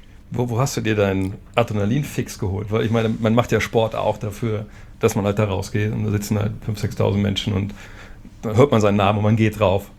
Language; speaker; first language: German; native; German